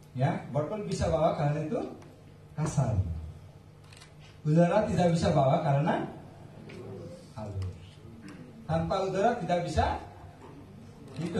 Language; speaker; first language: Indonesian; non-native, fluent; Bangla